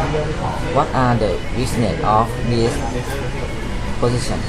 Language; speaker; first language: English; non-native, learner; Thai